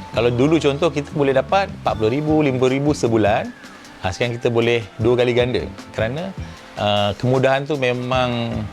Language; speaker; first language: Malay; native; Malay